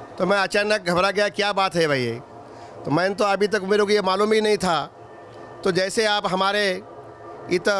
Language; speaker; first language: Hindi; non-native, local second language; Lambadi